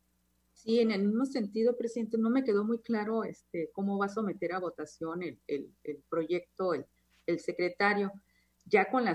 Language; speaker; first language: Spanish; native; Spanish